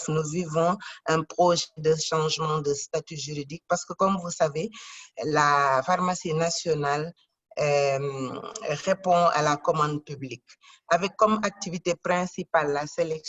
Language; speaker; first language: French; non-native, local second language; Wolof